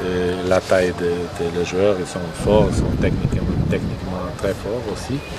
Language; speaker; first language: French; non-native, fluent; Portuguese